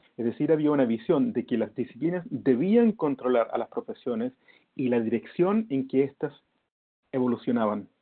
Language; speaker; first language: Spanish; native; Spanish